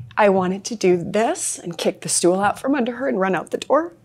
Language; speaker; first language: English; native; English